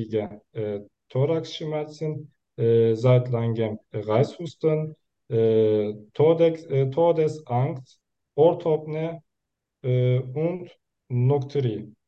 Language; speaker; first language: German; non-native, learner; Turkish